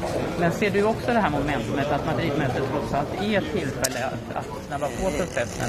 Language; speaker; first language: Swedish; native; Swedish